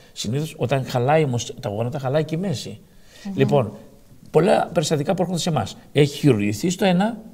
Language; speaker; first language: Greek; early bilingual, heritage; Greek